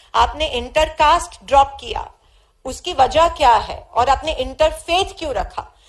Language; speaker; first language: Hindi; non-native, local second language; Marathi